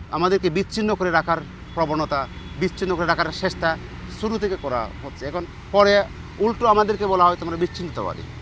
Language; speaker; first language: Bangla; non-native, local second language; Chakma